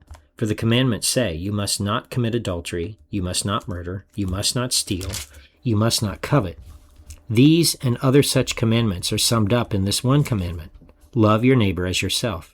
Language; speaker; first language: English; native; English